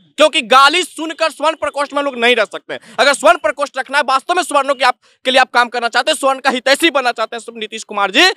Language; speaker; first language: Hindi; native; Hindi